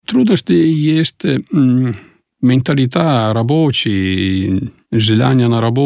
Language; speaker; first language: Russian; non-native, learner; Italian